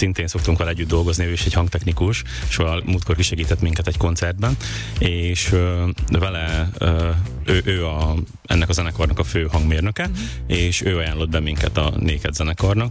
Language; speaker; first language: Hungarian; native; Hungarian